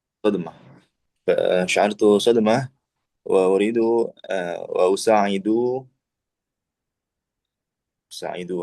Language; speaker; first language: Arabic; non-native, learner; Indonesian